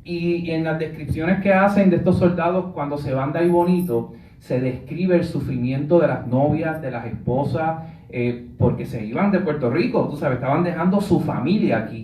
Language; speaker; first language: Spanish; native; Spanish